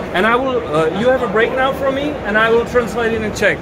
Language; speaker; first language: English; non-native, learner; Czech